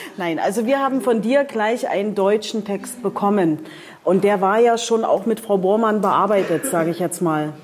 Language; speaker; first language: German; native; German